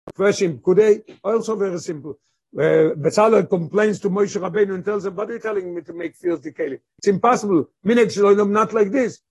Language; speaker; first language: English; non-native, fluent; Hebrew